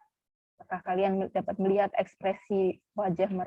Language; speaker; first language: Indonesian; native; Indonesian